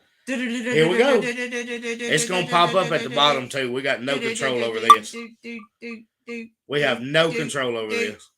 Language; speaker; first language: English; native; English